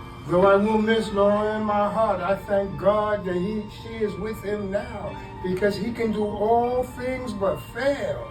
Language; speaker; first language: English; native; English